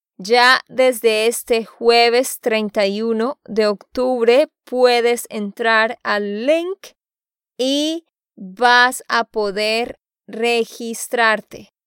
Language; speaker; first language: Spanish; native; Spanish